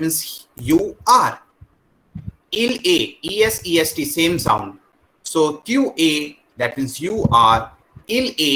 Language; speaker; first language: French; non-native, learner; Hindi